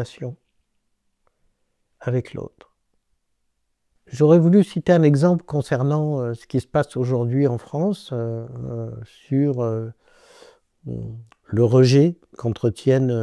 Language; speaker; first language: French; native; French